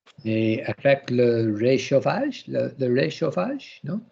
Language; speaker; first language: French; non-native, learner; English